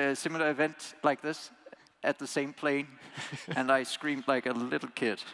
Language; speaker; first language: English; non-native, fluent; Danish